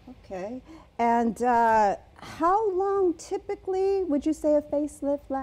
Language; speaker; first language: English; native; English